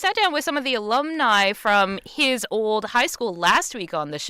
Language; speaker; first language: English; native; English